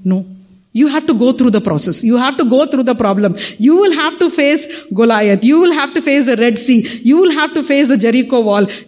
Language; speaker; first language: English; non-native, local second language; Tamil